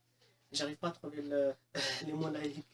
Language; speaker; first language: French; non-native, local second language; Arabic